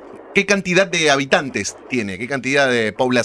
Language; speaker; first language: Spanish; native; Spanish